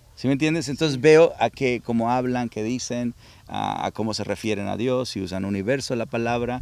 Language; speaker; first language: Spanish; native; Spanish